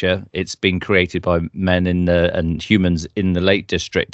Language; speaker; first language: English; native; English